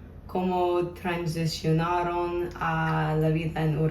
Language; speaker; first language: Spanish; non-native, learner; English